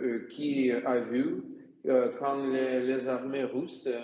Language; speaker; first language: French; non-native, learner; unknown